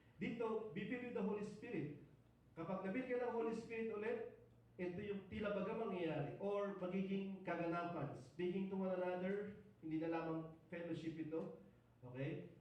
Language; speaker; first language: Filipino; non-native, local second language; Iloko